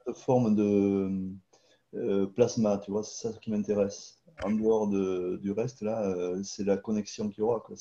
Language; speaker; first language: French; native; French